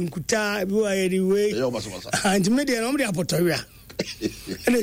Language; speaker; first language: English; non-native, local second language; Akan